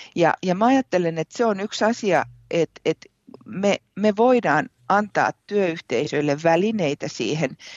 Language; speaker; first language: Finnish; native; Finnish